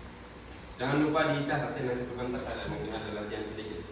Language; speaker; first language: Indonesian; native; Indonesian